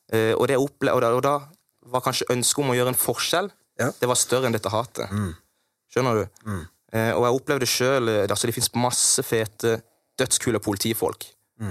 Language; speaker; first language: Norwegian; native; Norwegian